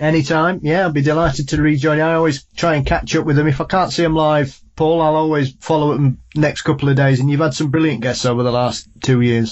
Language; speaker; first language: English; native; English